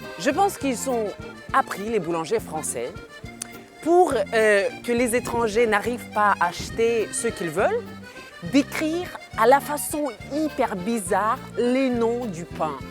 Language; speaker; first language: French; non-native, fluent; Ukrainian